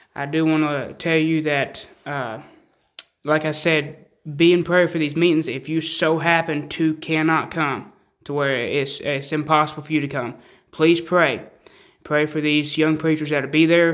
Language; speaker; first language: English; native; English